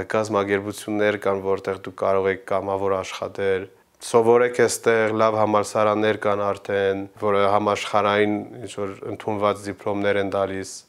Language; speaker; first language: Armenian; early bilingual, heritage; Armenian